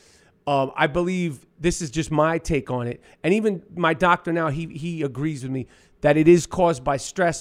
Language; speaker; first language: English; native; English